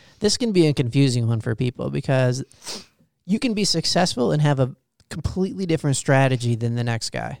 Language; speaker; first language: English; native; English